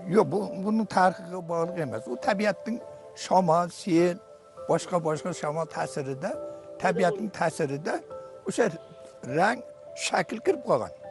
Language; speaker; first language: Uzbek; native; Uzbek